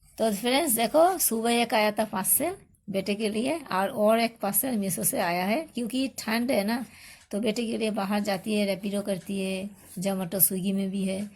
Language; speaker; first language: Hindi; non-native, local second language; Bangla